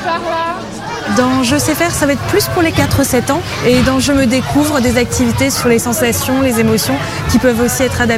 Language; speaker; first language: French; native; French